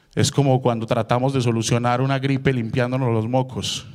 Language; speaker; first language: Spanish; native; Spanish